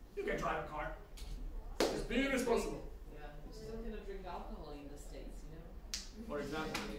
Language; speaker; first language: English; non-native, fluent; Slovak